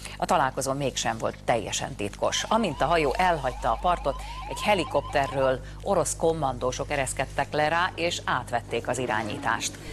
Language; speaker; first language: Hungarian; native; Hungarian